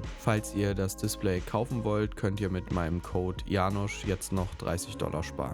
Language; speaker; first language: German; native; German